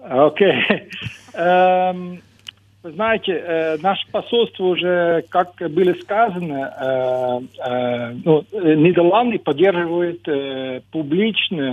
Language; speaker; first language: Ukrainian; non-native, learner; Dutch